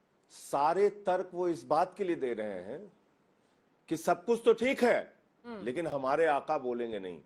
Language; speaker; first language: Hindi; native; Hindi